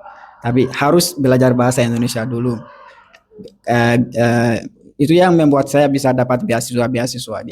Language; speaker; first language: Indonesian; non-native, learner; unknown